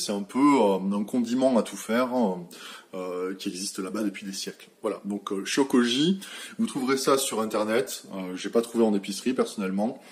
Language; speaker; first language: French; native; French